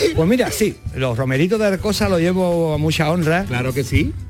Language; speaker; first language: Spanish; native; Spanish